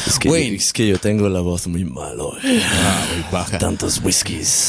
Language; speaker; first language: Spanish; non-native, learner; English